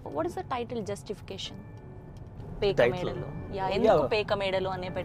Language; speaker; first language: Telugu; native; Telugu